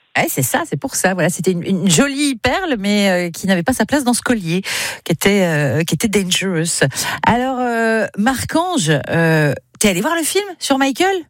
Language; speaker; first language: French; native; French